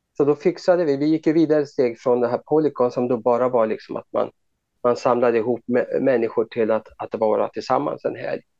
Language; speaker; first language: Swedish; native; Swedish